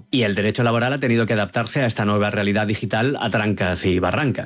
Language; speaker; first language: Spanish; native; Spanish